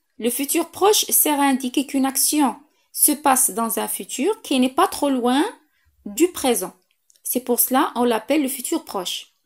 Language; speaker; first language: French; non-native, local second language; Arabic